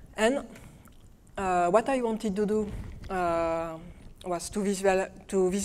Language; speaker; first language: English; non-native, fluent; French